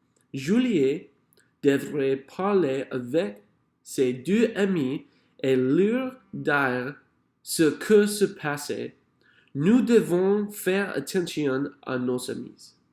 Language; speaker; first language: French; non-native, learner; English